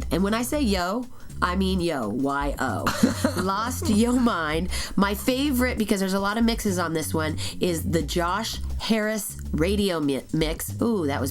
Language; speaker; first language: English; native; English